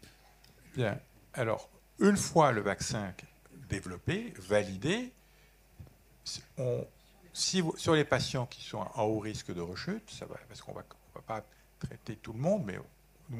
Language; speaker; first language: French; native; French